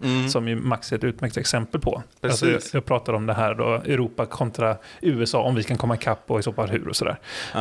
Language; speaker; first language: Swedish; native; Swedish